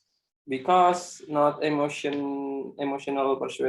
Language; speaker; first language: English; non-native, learner; Indonesian